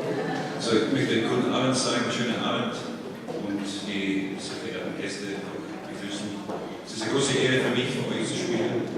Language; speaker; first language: German; non-native, fluent; English